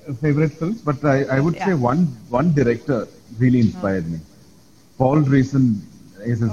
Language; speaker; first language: English; non-native, local second language; Malayalam